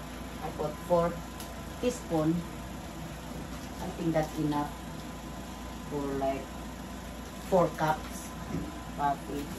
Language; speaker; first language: English; non-native, learner; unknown